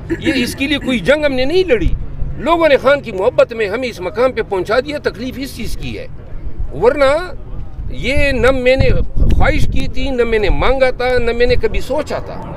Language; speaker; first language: Urdu; non-native, local second language; Pashto